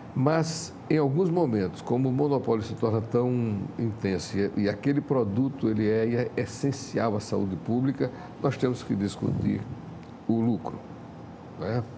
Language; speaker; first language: Portuguese; native; Portuguese